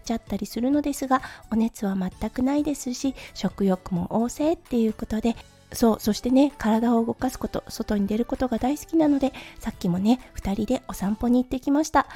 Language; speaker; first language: Japanese; native; Japanese